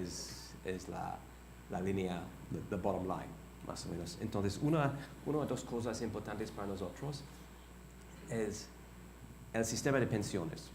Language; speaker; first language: Spanish; non-native, fluent; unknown